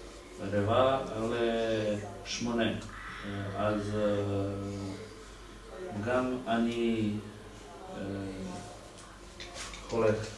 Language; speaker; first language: Hebrew; non-native, learner; Serbian